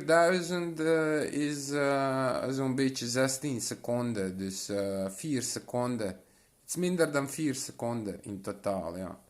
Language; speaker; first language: Dutch; non-native, local second language; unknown